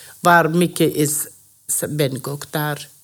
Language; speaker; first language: Dutch; non-native, learner; Persian